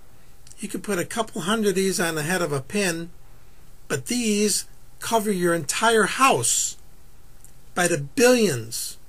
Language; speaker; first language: English; native; English